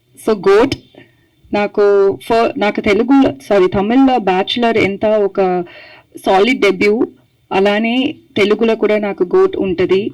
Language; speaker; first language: Telugu; non-native, learner; Tamil